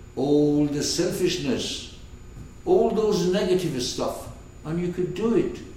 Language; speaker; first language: English; non-native, fluent; Persian